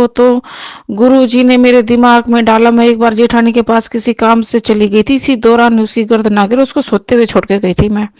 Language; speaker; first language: Hindi; non-native, local second language; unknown